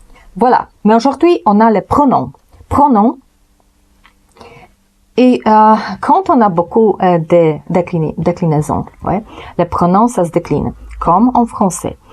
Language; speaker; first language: French; non-native, fluent; Polish